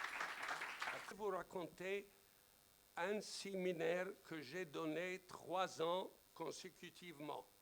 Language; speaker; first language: French; non-native, fluent; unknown